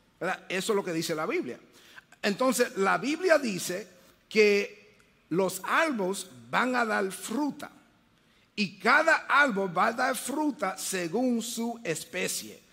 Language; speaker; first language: Spanish; early bilingual, heritage; Spanish